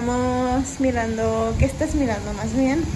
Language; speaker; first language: Spanish; early bilingual, heritage; Spanish